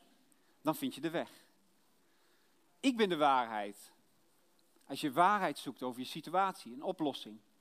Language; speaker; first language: Dutch; native; Dutch